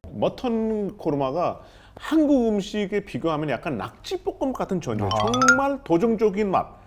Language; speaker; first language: Korean; non-native, fluent; Hindi